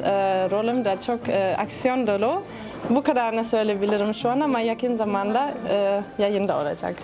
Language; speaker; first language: Turkish; non-native, fluent; German